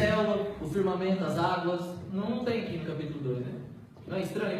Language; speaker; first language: Portuguese; native; Portuguese